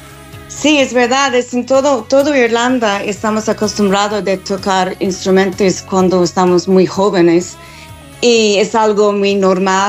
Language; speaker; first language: Spanish; non-native, fluent; English